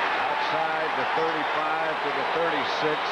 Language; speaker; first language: English; native; English